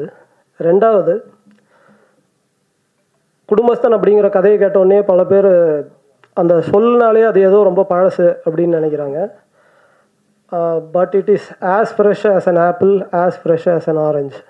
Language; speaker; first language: Tamil; native; Tamil